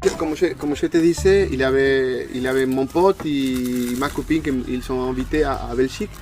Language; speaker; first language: French; non-native, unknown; Spanish